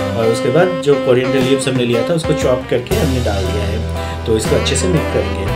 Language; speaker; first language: Hindi; non-native, local second language; Bangla